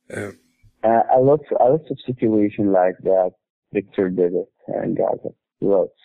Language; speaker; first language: English; non-native, learner; Arabic